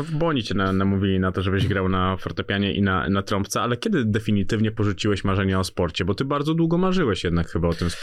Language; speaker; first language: Polish; native; Polish